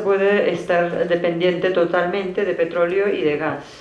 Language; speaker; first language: Spanish; native; Spanish